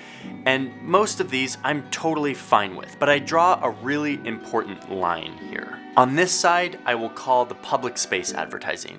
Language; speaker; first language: English; native; English